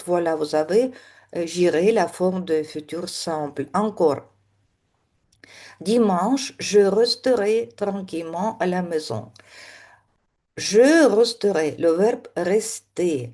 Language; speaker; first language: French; non-native, fluent; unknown